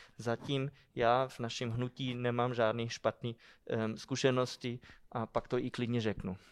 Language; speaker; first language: Czech; non-native, fluent; German